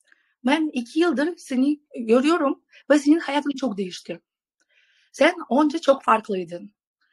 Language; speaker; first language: Turkish; non-native, fluent; Russian